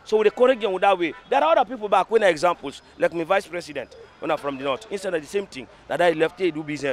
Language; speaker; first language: English; non-native, local second language; Krio